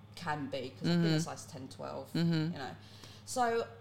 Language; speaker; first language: English; early bilingual, other home language; Cantonese